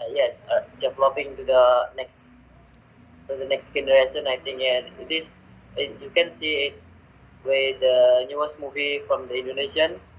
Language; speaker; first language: English; non-native, learner; Indonesian